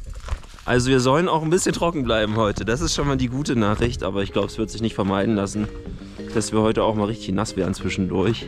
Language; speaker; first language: German; native; German